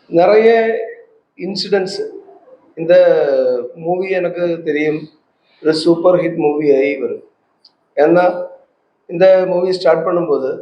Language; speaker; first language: Tamil; non-native, learner; Malayalam